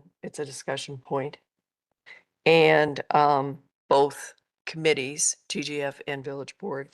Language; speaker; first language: English; native; English